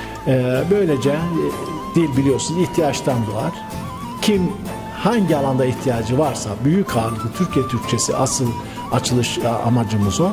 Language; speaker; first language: Turkish; native; Turkish